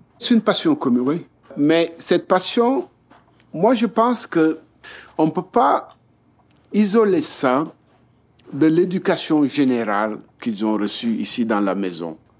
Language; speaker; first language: French; non-native, local second language; Wolof